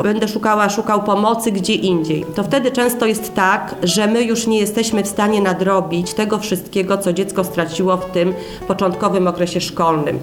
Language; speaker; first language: Polish; native; Polish